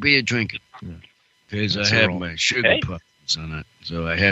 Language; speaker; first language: English; non-native, fluent; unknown